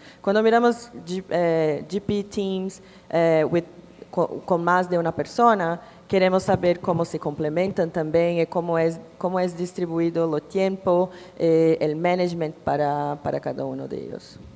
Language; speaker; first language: Spanish; non-native, fluent; Portuguese